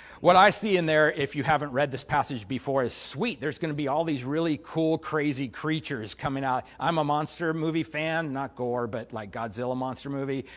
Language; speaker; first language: English; native; English